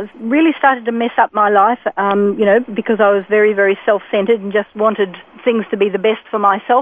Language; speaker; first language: English; native; English